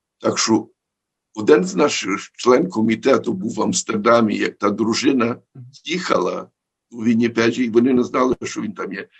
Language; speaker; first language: Ukrainian; early bilingual, heritage; Ukrainian